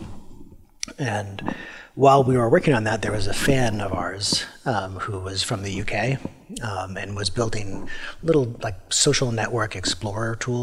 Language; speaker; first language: English; native; English